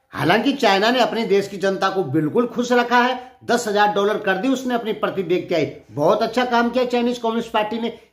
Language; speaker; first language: Hindi; native; Hindi